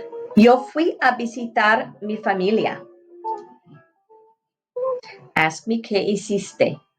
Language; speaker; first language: Spanish; non-native, fluent; English